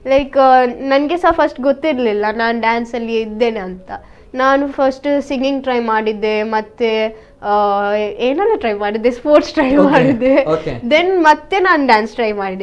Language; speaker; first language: Kannada; non-native, local second language; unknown